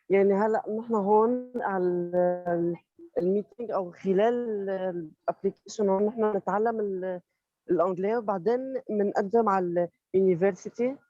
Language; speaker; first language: Arabic; native; Arabic